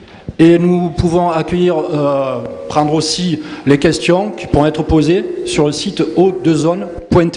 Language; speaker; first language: French; native; French